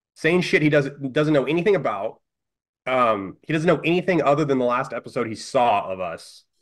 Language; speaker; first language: English; native; English